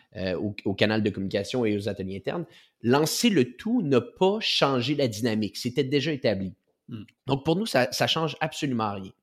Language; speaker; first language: French; native; French